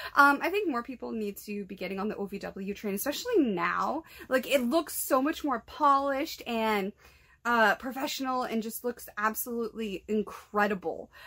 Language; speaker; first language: English; native; English